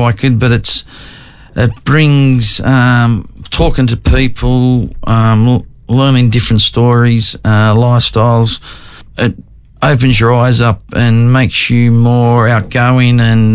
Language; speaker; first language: English; native; English